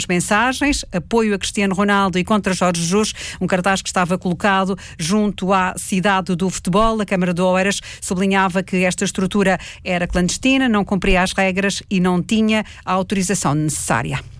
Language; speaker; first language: Portuguese; native; Portuguese